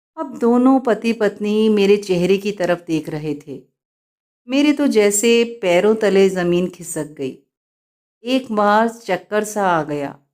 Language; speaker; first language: Hindi; native; Hindi